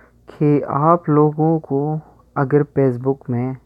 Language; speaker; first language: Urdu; non-native, local second language; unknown